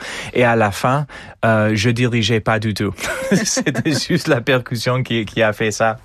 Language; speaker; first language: French; non-native, fluent; English